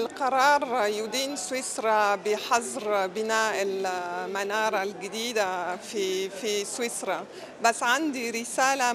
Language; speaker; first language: Arabic; non-native, fluent; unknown